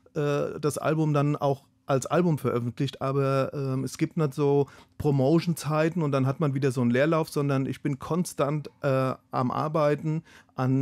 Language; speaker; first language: German; native; German